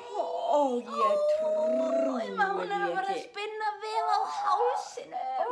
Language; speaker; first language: Icelandic; non-native, fluent; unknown